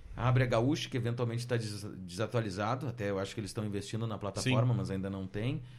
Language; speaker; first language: Portuguese; native; Portuguese